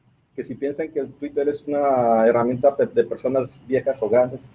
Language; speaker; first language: Spanish; native; Spanish